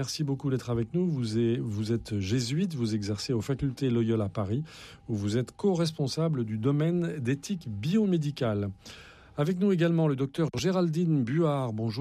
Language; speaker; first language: French; native; French